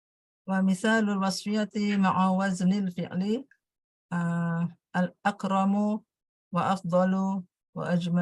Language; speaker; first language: Arabic; non-native, learner; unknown